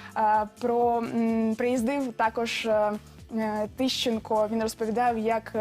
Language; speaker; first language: Ukrainian; native; Ukrainian